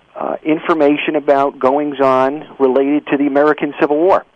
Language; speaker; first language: English; native; English